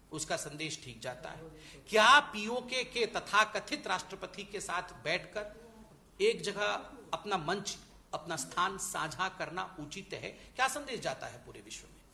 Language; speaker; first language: Hindi; non-native, local second language; Odia